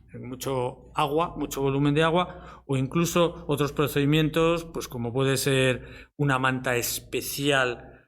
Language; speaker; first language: Spanish; native; Spanish